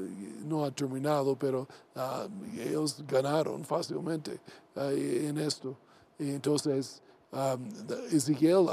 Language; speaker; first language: Spanish; non-native, learner; English